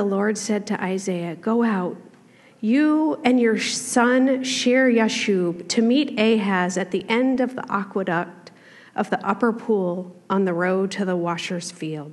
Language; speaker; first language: English; native; English